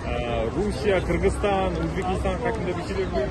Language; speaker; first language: Turkish; non-native, fluent; Kazakh